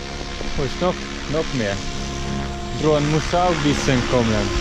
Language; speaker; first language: German; non-native, learner; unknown